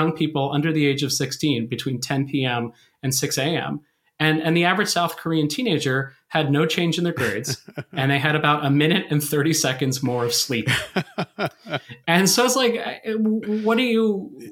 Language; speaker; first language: English; native; English